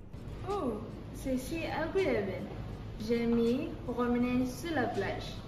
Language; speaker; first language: French; non-native, learner; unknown